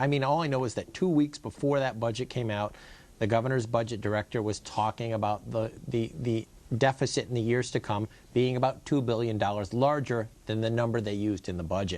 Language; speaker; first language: English; native; English